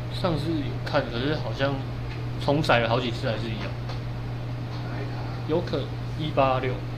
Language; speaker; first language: Chinese; native; Chinese